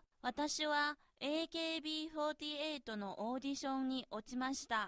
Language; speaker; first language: Japanese; non-native, fluent; Chinese